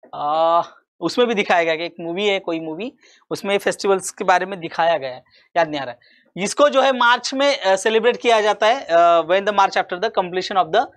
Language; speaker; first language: Hindi; non-native, local second language; Marathi